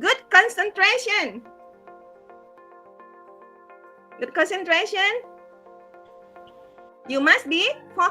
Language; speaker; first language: English; non-native, fluent; Indonesian